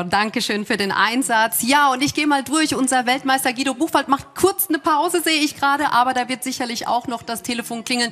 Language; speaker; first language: German; native; German